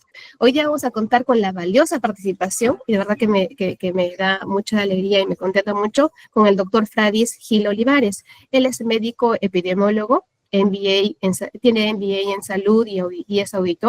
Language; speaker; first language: Spanish; native; Spanish